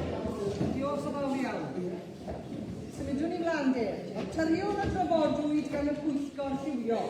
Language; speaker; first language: Welsh; native; Welsh